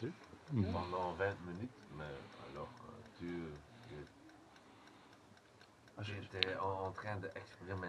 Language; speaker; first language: French; non-native, learner; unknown